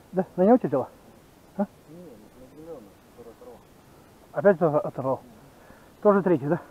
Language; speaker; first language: Russian; native; Russian